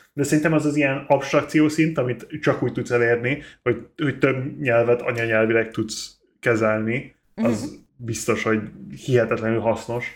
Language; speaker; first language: Hungarian; non-native, fluent; English